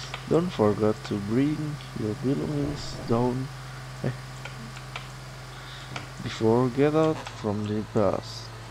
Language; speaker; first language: English; non-native, learner; Indonesian